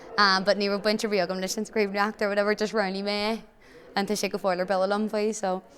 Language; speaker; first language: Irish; non-native, local second language; English